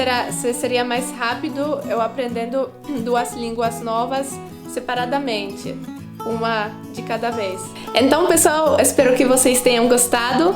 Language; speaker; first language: Portuguese; non-native, fluent; Polish